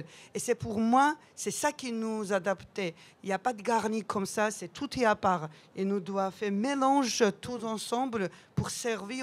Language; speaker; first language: French; non-native, learner; Georgian